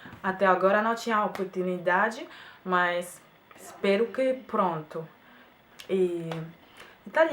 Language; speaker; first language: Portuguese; non-native, fluent; German